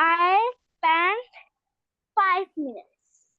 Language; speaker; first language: English; non-native, learner; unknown